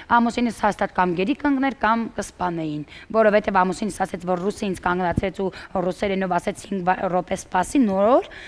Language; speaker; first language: Armenian; native; Armenian